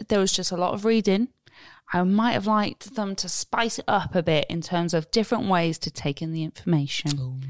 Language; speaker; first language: English; native; English